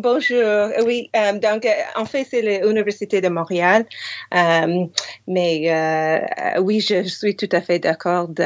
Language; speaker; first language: French; non-native, fluent; English